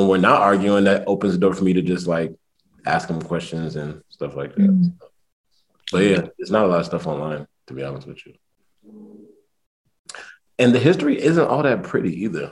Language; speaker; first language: English; native; English